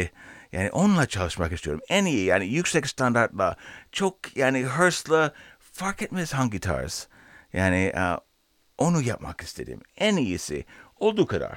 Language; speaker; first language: Turkish; non-native, learner; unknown